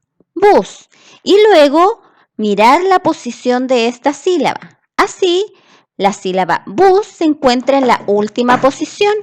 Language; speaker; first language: Spanish; native; Spanish